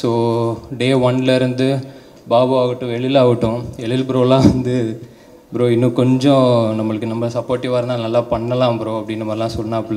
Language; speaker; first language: Tamil; native; Tamil